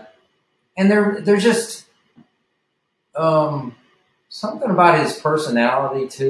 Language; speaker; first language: English; native; English